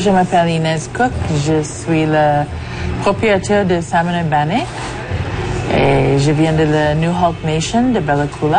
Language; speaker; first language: French; non-native, fluent; English